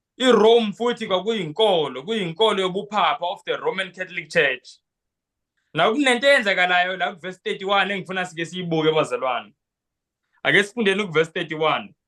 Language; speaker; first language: Zulu; non-native, local second language; Xhosa